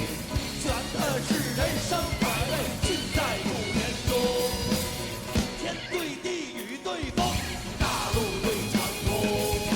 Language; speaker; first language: Chinese; native; Chinese